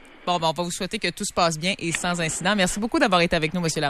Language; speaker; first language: French; native; French